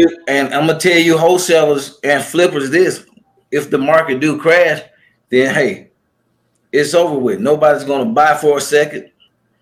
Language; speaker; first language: English; native; English